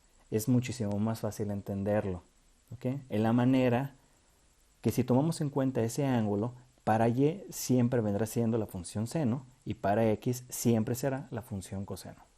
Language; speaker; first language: Spanish; native; Spanish